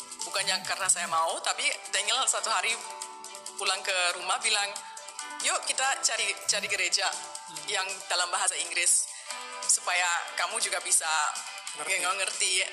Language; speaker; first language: Indonesian; non-native, fluent; German